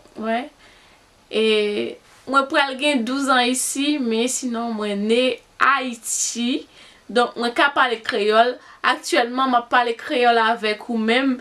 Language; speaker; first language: French; non-native, local second language; Haitian Creole